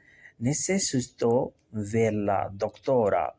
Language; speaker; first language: Spanish; non-native, fluent; Urdu